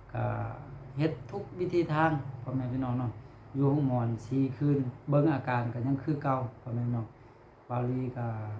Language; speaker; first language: Lao; non-native, local second language; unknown